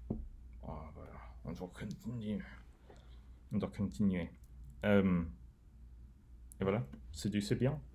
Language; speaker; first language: French; non-native, learner; English